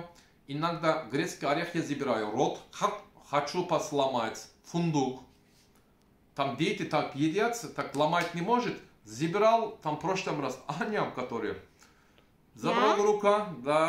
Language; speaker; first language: Russian; non-native, learner; Turkish